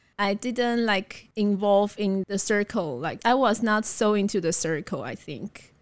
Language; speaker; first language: English; non-native, fluent; Chinese